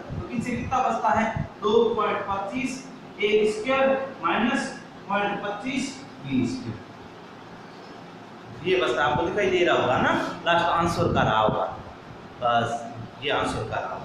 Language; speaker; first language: Hindi; native; Hindi